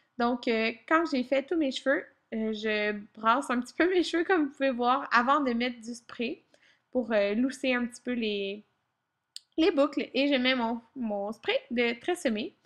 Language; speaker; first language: French; native; French